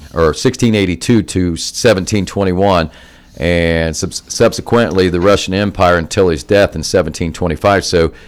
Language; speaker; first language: English; native; English